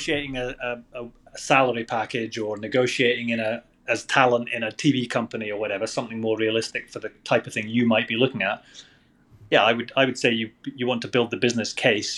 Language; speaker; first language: English; native; English